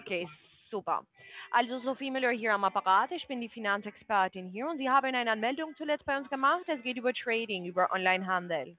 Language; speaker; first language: German; non-native, fluent; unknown